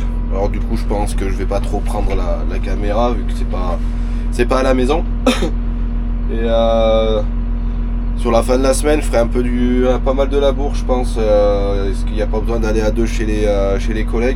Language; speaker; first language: French; native; French